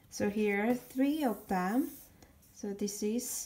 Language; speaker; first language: English; non-native, learner; Korean